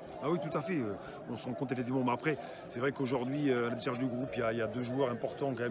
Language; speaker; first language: French; native; French